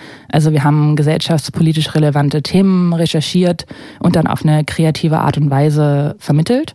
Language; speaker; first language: German; native; German